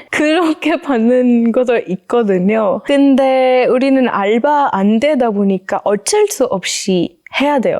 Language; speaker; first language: Korean; non-native, fluent; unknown